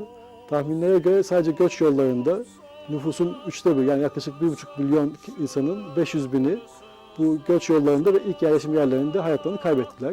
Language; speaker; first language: Turkish; native; Turkish